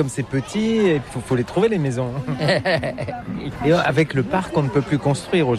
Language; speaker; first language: French; native; French